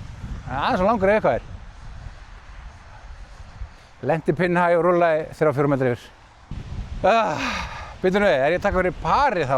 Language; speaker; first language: Icelandic; native; Icelandic